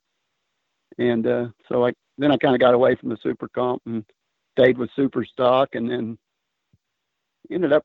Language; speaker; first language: English; native; English